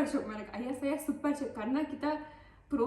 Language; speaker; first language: Indonesian; non-native, learner; Turkish